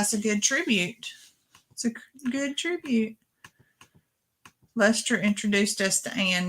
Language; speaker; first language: English; native; English